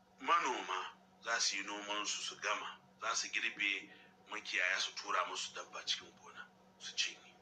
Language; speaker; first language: Hausa; non-native, local second language; Fula